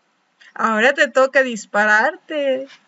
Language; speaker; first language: Spanish; native; Spanish